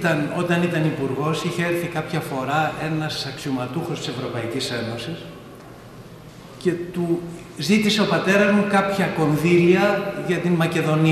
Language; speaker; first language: Greek; native; Greek